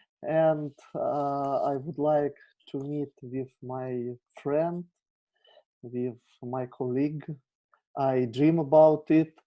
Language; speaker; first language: English; non-native, learner; Russian